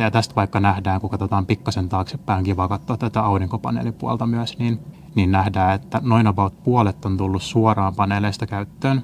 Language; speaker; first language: Finnish; native; Finnish